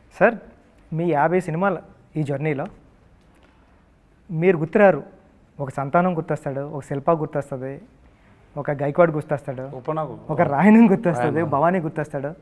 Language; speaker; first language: Telugu; native; Telugu